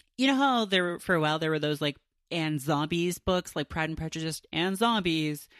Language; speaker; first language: English; native; English